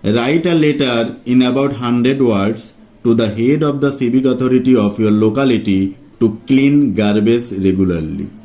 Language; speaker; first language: English; non-native, local second language; Bangla